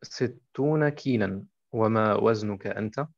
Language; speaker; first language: Arabic; non-native, fluent; German